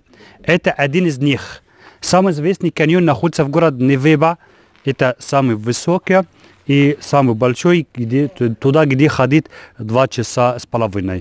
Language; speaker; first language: Russian; non-native, learner; Arabic